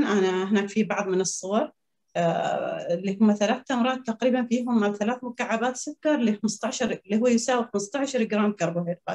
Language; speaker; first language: Arabic; native; Arabic